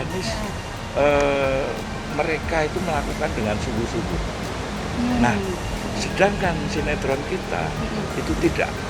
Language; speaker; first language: Indonesian; native; Indonesian